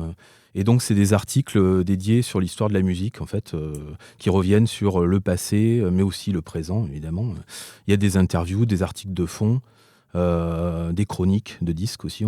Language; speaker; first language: French; native; French